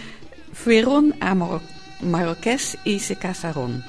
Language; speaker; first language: Spanish; non-native, learner; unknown